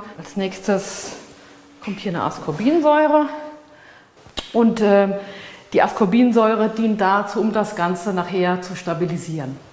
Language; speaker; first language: German; native; German